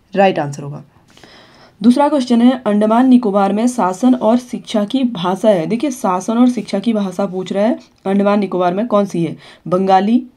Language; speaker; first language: Hindi; native; Hindi